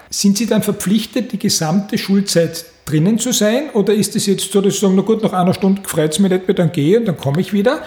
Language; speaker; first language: German; native; German